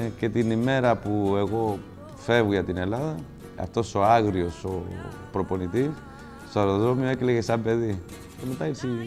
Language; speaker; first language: Greek; non-native, fluent; Spanish